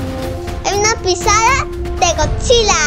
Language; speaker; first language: Spanish; early bilingual, heritage; Spanish